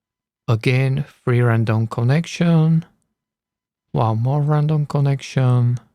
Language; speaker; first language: English; non-native, learner; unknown